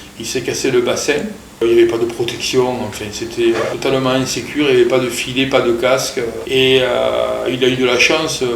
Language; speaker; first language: French; early bilingual, other home language; Portuguese